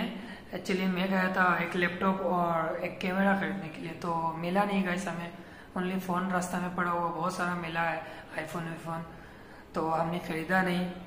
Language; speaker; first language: Hindi; non-native, local second language; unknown